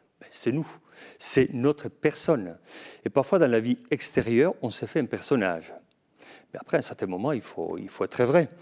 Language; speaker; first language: French; non-native, fluent; Spanish